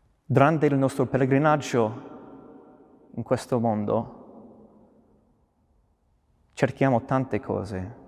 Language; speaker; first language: Italian; non-native, fluent; English